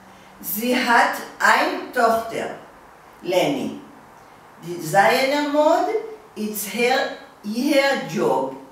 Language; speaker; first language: German; non-native, learner; Hebrew